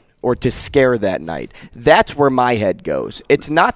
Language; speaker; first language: English; native; English